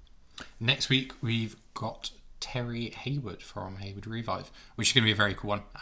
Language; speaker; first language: English; native; English